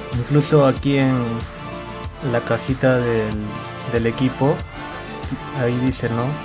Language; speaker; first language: Spanish; native; Spanish